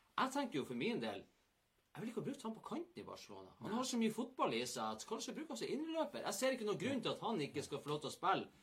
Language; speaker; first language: Norwegian; native; Norwegian